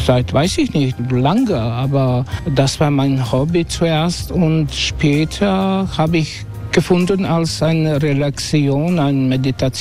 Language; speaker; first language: German; non-native, learner; Croatian